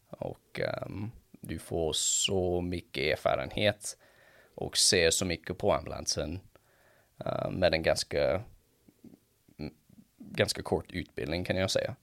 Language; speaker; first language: Swedish; non-native, fluent; English